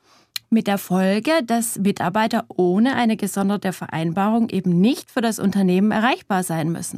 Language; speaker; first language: German; native; German